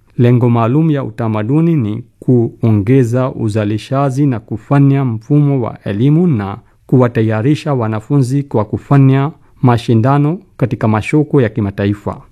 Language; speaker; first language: Swahili; non-native, fluent; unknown